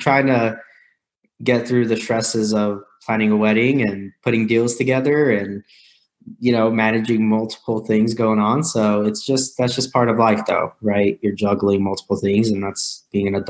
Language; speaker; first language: English; native; English